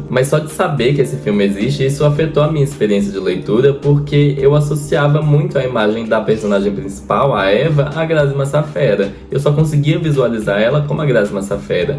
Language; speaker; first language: Portuguese; native; Portuguese